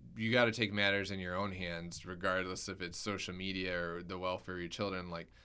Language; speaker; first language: English; native; English